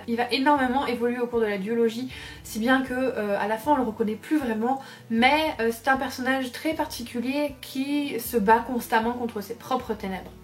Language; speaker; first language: French; native; French